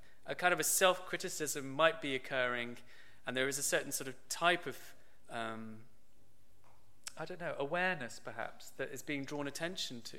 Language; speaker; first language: English; native; English